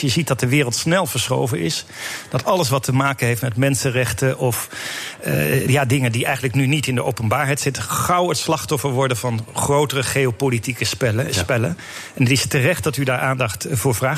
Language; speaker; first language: Dutch; native; Dutch